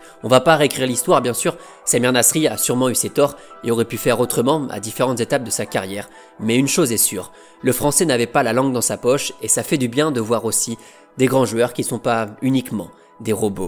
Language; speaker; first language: French; native; French